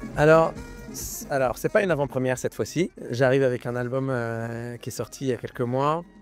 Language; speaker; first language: French; early bilingual, other home language; Arabic